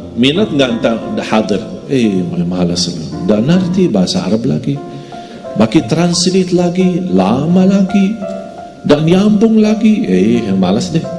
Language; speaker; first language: Indonesian; non-native, fluent; Arabic